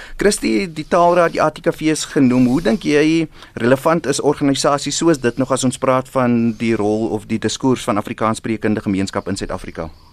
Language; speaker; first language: Afrikaans; native; Afrikaans